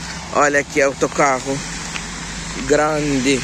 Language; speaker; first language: Portuguese; non-native, local second language; Kabuverdianu